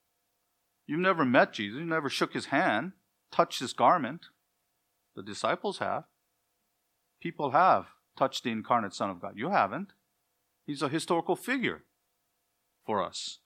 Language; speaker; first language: English; native; English